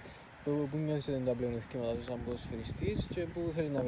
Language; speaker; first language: Greek; native; Greek